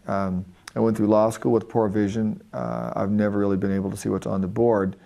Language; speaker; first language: English; native; English